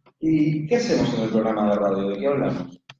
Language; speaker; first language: Spanish; native; Spanish